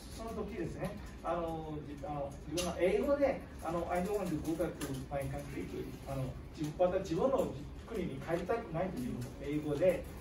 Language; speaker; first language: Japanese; non-native, fluent; Burmese